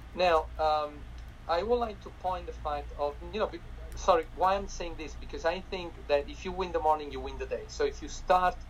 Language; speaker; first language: English; non-native, fluent; Italian